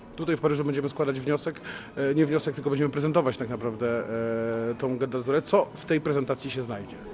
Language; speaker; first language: Polish; native; Polish